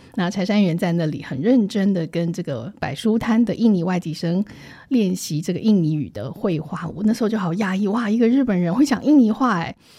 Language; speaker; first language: Chinese; native; Chinese